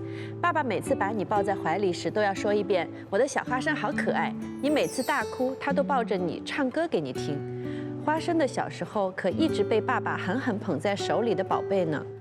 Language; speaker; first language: Chinese; native; Chinese